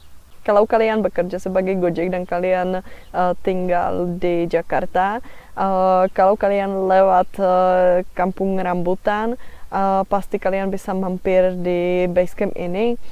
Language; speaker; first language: Indonesian; non-native, fluent; Czech